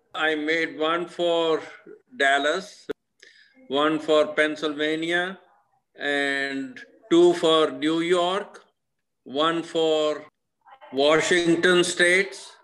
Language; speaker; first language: English; non-native, local second language; Punjabi